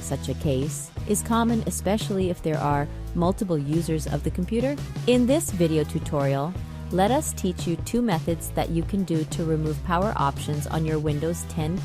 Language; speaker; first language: English; non-native, local second language; Filipino